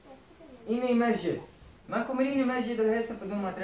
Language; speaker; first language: Swedish; non-native, fluent; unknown